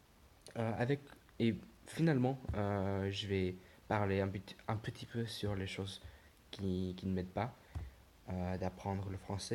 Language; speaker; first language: French; non-native, learner; English